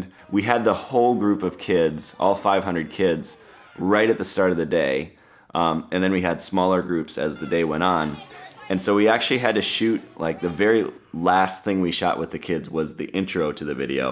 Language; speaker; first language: English; native; English